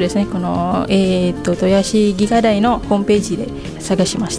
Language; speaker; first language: Japanese; non-native, fluent; Malay